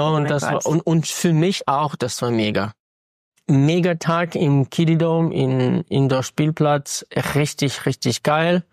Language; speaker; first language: German; non-native, fluent; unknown